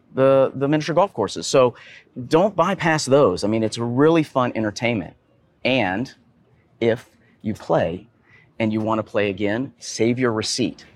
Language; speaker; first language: English; native; English